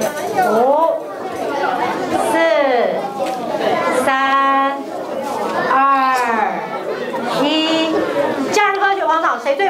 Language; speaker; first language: Chinese; native; Chinese